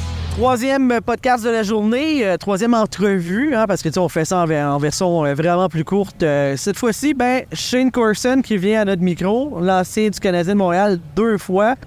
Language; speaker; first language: French; native; French